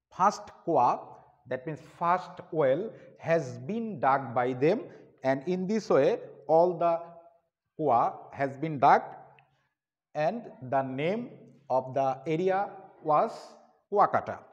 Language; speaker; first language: English; non-native, local second language; Bangla